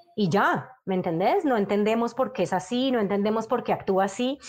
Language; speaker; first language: Spanish; native; Spanish